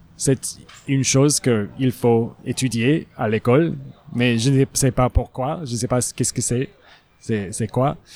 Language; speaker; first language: French; non-native, learner; English